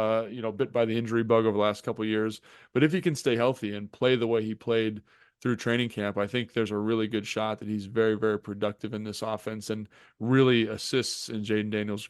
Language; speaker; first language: English; native; English